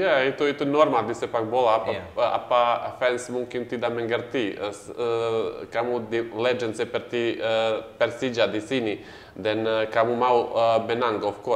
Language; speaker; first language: Indonesian; non-native, learner; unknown